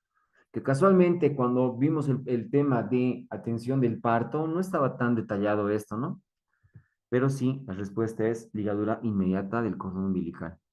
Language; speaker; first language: Spanish; native; Spanish